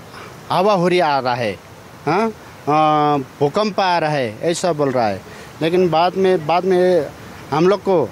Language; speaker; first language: Hindi; non-native, learner; Nepali